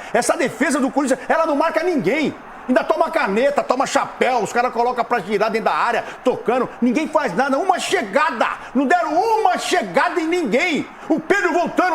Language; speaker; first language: Portuguese; native; Portuguese